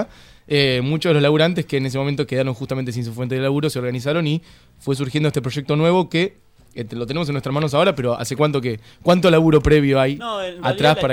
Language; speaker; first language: Spanish; native; Spanish